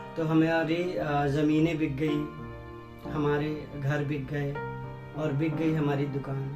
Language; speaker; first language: Hindi; native; Hindi